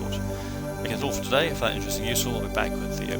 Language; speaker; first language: English; native; English